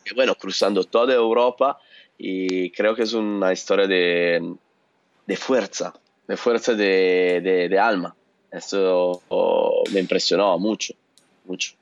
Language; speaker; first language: Spanish; non-native, learner; Italian